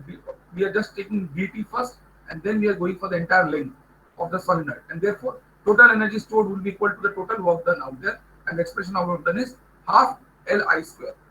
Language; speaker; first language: English; non-native, local second language; Bangla